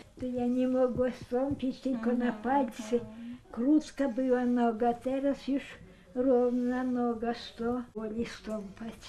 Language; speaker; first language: Polish; early bilingual, heritage; Polish